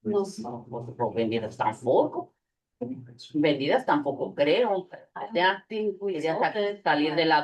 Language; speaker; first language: Spanish; native; Spanish